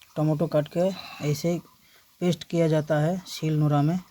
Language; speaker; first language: Hindi; non-native, local second language; Bangla